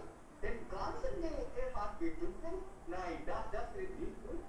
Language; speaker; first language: German; non-native, learner; Hindi